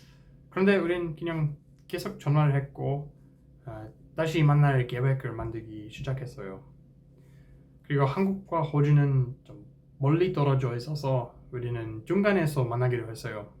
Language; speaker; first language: Korean; non-native, fluent; English